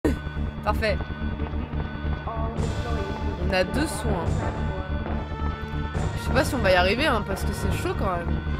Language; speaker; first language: French; native; French